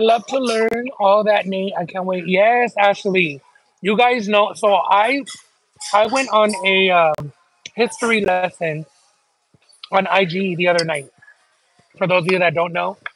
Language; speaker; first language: English; early bilingual, other home language; Spanish